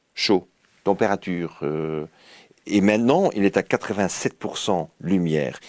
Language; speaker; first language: French; native; French